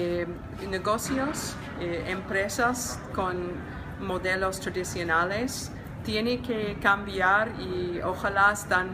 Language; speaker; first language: Spanish; non-native, learner; English